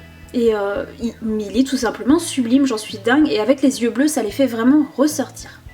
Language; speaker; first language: French; native; French